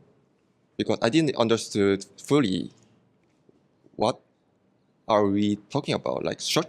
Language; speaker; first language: English; non-native, learner; Korean